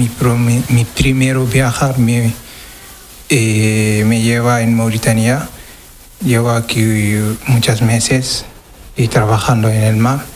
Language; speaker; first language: Spanish; non-native, learner; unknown